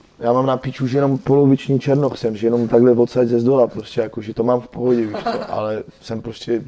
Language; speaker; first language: Czech; non-native, fluent; French